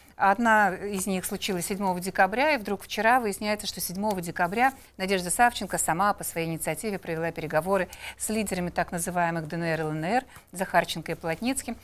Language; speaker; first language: Russian; native; Russian